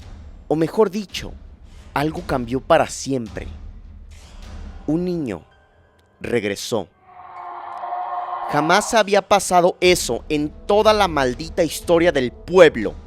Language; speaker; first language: Spanish; native; Spanish